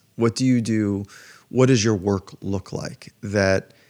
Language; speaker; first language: English; native; English